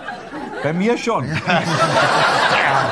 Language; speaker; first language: German; native; German